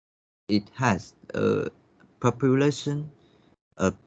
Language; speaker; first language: English; non-native, learner; Vietnamese